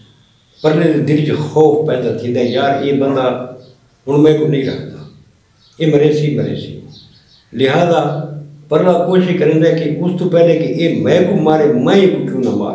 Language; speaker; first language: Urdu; non-native, local second language; Saraiki